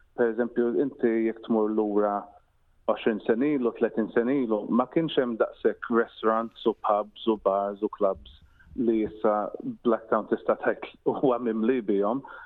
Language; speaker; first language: Maltese; early bilingual, heritage; Maltese